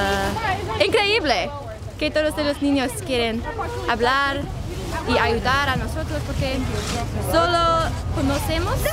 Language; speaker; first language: Spanish; non-native, learner; English